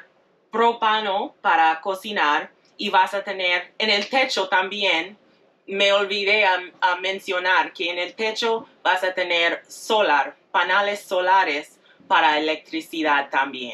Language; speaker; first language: Spanish; non-native, fluent; English